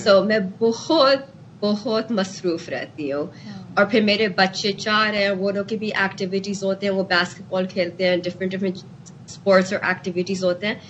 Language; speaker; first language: Urdu; early bilingual, heritage; Urdu